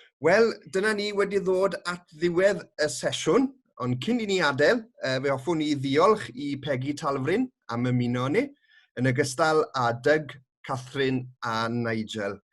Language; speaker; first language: Welsh; native; Welsh